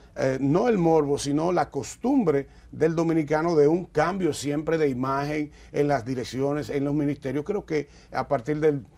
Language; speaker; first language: Spanish; native; Spanish